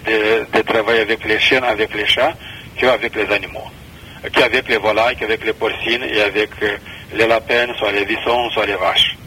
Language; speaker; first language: French; non-native, fluent; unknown